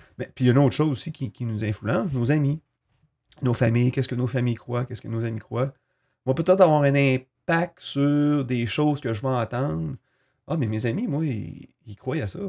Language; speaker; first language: French; native; French